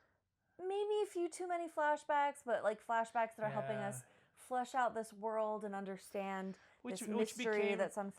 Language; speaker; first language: English; native; English